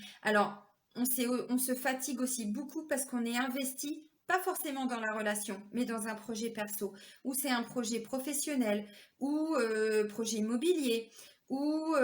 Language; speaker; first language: French; native; French